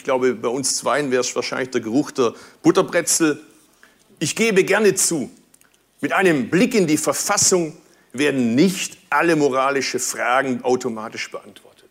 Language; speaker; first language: German; early bilingual, other home language; Turkish